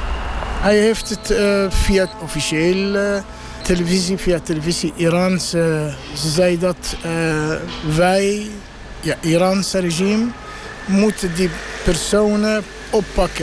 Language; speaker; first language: Dutch; non-native, learner; Arabic